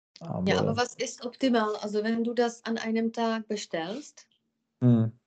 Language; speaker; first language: German; non-native, fluent; Czech